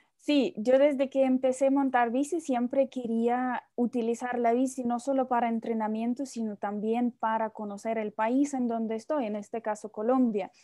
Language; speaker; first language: Spanish; non-native, fluent; Russian